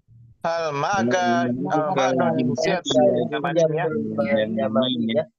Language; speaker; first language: Arabic; non-native, learner; Indonesian